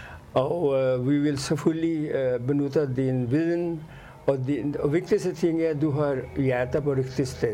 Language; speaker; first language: Danish; non-native, fluent; Urdu